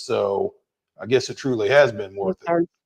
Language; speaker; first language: English; native; English